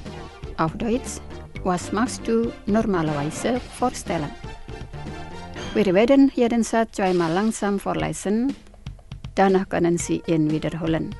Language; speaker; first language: German; non-native, fluent; Indonesian